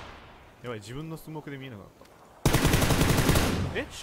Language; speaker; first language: Japanese; native; Japanese